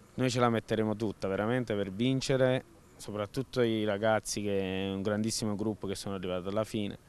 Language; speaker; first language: Italian; native; Italian